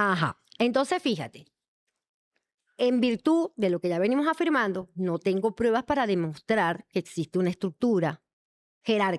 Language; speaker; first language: Spanish; native; Spanish